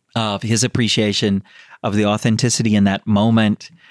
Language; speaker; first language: English; native; English